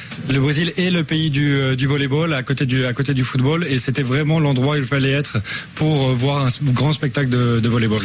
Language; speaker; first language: French; native; French